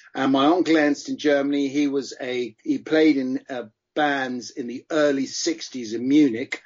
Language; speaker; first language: English; native; English